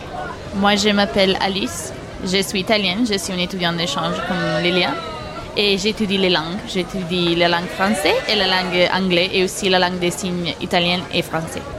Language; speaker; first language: French; non-native, fluent; Italian